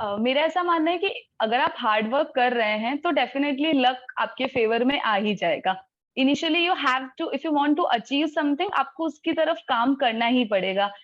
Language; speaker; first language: Hindi; native; Hindi